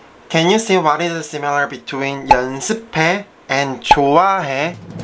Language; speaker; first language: English; non-native, fluent; Korean